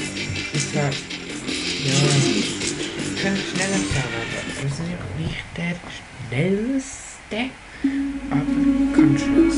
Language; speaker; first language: German; non-native, learner; Spanish